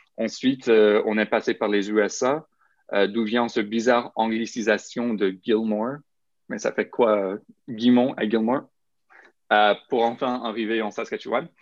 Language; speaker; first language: French; non-native, local second language; English